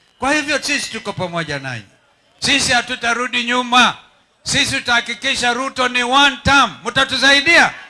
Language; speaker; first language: Swahili; non-native, local second language; Kamba